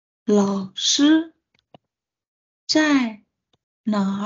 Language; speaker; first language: Chinese; non-native, fluent; Indonesian